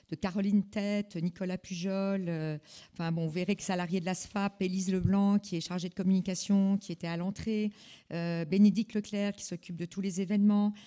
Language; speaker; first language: French; native; French